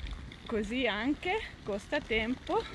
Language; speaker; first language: Italian; non-native, fluent; Dutch